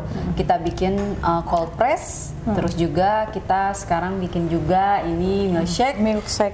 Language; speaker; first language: Indonesian; native; Indonesian